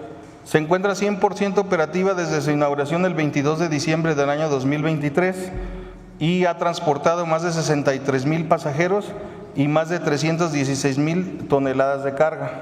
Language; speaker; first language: Spanish; native; Spanish